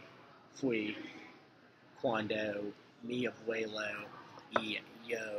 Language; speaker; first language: Spanish; non-native, learner; English